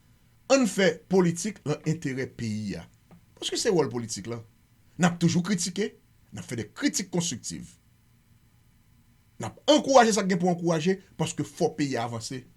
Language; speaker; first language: Haitian Creole; native; Haitian Creole